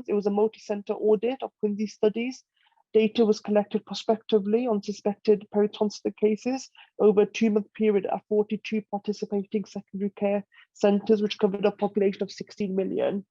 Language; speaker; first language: English; native; English